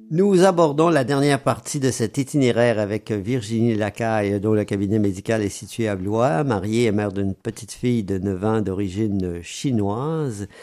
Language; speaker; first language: French; native; French